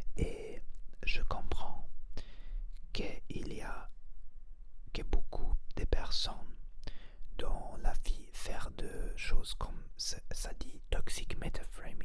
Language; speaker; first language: French; non-native, learner; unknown